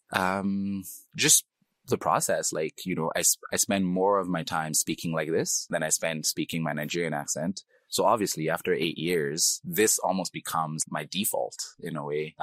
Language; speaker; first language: English; native; English